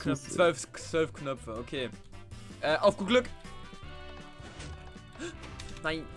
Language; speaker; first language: German; native; German